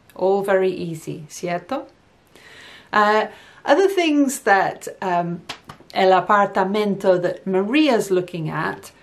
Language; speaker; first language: English; native; English